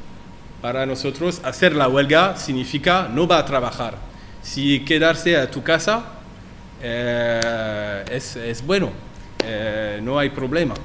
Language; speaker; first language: Spanish; non-native, learner; French